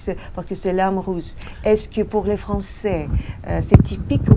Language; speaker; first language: French; non-native, fluent; Russian